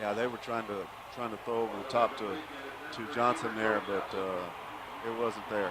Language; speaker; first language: English; native; English